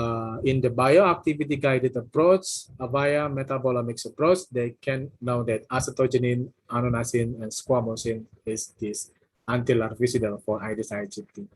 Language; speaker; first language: English; non-native, fluent; Indonesian